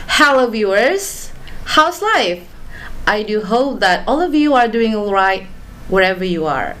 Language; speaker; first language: English; non-native, fluent; Indonesian